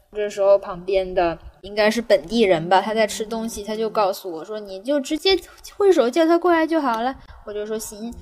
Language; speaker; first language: Chinese; non-native, local second language; Cantonese